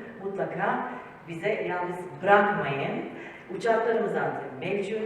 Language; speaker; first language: Turkish; early bilingual, heritage; Serbian